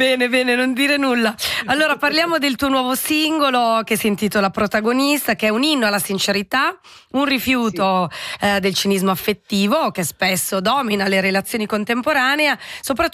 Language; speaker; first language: Italian; native; Italian